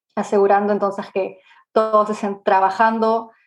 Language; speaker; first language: Spanish; native; Spanish